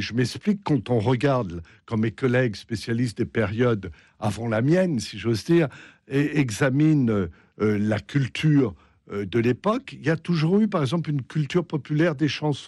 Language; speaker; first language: French; native; French